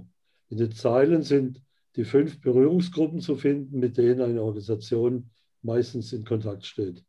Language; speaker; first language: German; native; German